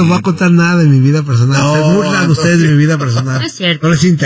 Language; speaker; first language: Spanish; native; Spanish